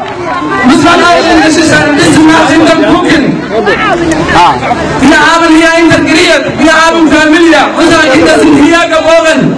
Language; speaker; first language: German; non-native, learner; Somali